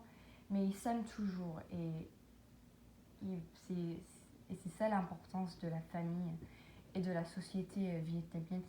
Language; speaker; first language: French; non-native, learner; English